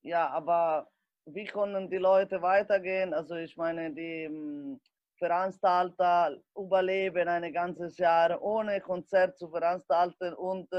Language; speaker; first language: German; non-native, fluent; Italian